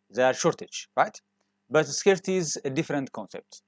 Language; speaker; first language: English; non-native, local second language; Amharic